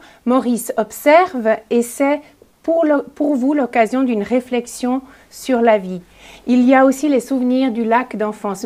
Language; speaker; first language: French; native; French